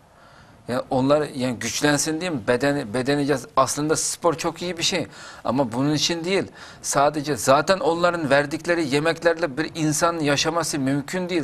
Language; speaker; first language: Turkish; non-native, fluent; Uyghur